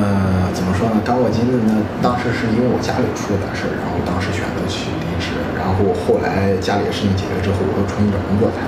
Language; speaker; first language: Chinese; native; Chinese